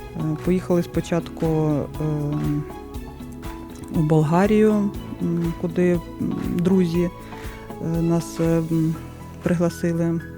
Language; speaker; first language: Ukrainian; non-native, local second language; Russian